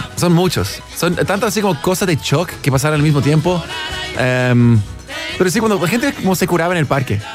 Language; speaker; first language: Spanish; non-native, fluent; English